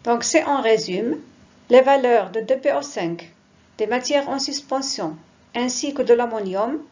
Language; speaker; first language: French; non-native, local second language; Arabic